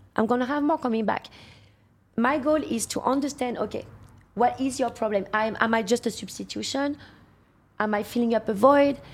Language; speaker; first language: English; non-native, fluent; French